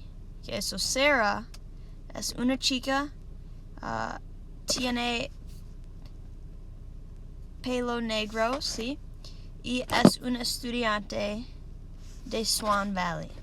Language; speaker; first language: Spanish; non-native, learner; English